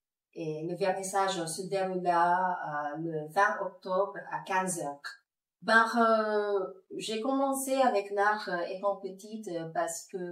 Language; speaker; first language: French; non-native, fluent; Filipino